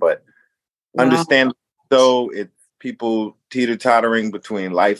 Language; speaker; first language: English; native; English